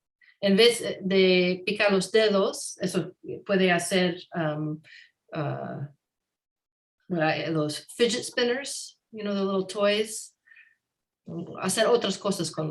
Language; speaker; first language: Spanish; non-native, learner; English